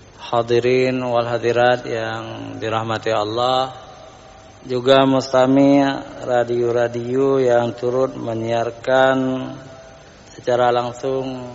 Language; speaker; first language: Indonesian; non-native, local second language; Achinese